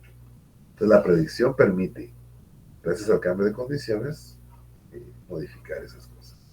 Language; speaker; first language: Spanish; native; Spanish